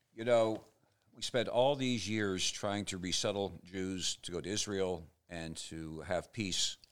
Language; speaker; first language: English; native; English